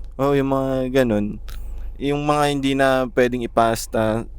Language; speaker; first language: Filipino; native; Filipino